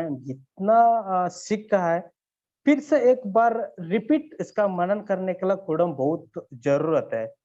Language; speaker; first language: Hindi; non-native, learner; Kannada